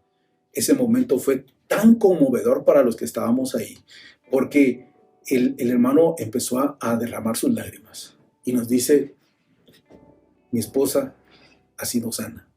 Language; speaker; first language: Spanish; native; Spanish